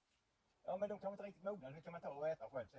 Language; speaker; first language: Swedish; native; Swedish